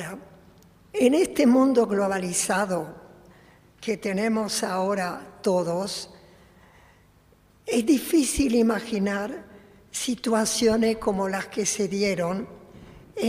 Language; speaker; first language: Spanish; early bilingual, other home language; Polish